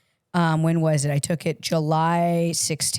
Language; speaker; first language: English; native; English